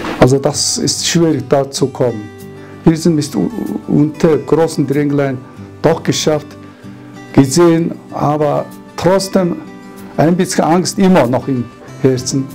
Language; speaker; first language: German; non-native, fluent; Mongolian